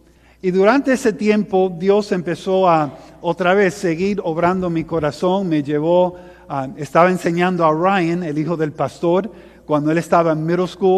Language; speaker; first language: Spanish; early bilingual, heritage; Spanish